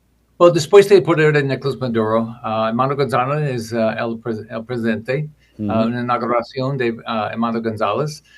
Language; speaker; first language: Spanish; non-native, learner; English